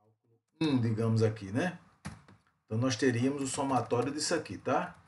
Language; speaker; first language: Portuguese; native; Portuguese